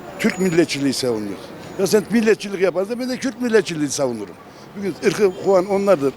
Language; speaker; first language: Turkish; non-native, local second language; Kurdish